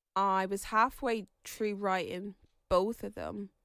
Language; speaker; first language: English; native; English